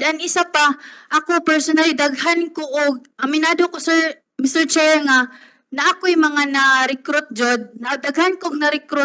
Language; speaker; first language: Filipino; non-native, local second language; Cebuano